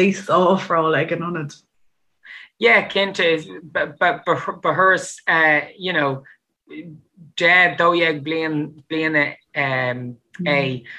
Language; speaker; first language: Irish; non-native, fluent; English